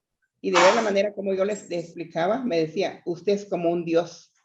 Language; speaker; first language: Spanish; native; Spanish